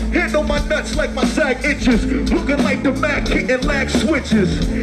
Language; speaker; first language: English; native; English